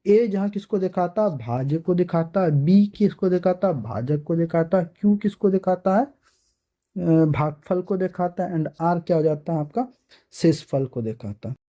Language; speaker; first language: Hindi; native; Hindi